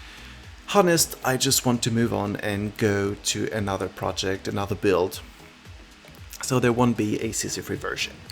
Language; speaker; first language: English; non-native, fluent; French